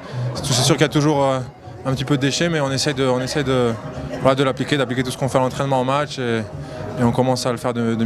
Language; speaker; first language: French; native; French